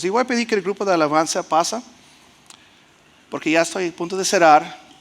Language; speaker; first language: Spanish; early bilingual, heritage; Spanish